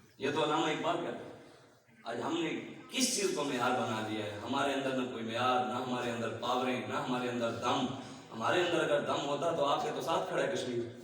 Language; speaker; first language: Urdu; non-native, local second language; Punjabi